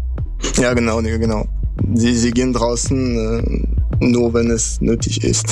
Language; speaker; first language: German; non-native, fluent; French